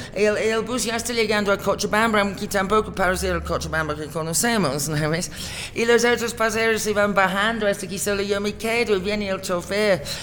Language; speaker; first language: Spanish; non-native, fluent; English